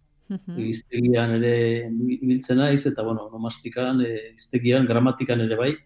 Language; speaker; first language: Basque; native; Basque